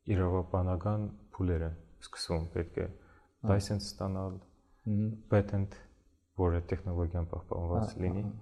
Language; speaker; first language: Armenian; early bilingual, heritage; Armenian